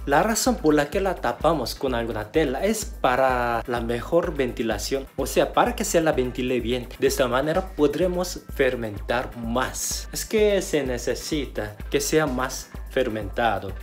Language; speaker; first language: Spanish; non-native, fluent; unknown